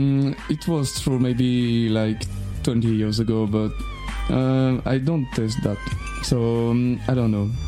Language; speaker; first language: English; non-native, learner; French